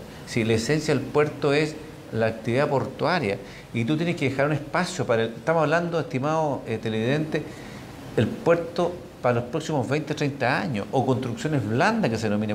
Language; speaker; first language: Spanish; native; Spanish